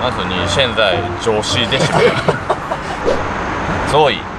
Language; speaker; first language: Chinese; non-native, fluent; Japanese